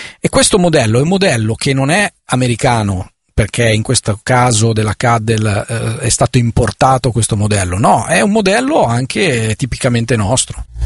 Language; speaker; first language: Italian; native; Italian